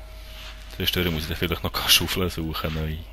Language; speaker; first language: German; native; German